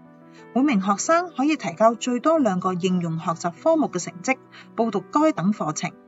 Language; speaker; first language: Chinese; non-native, local second language; Cantonese